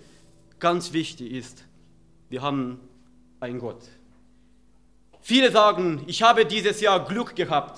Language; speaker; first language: German; non-native, fluent; Romanian